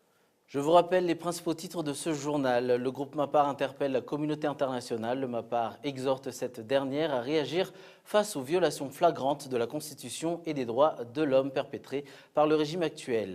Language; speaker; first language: French; non-native, local second language; Malagasy